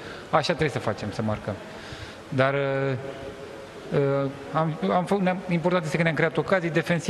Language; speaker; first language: Romanian; native; Romanian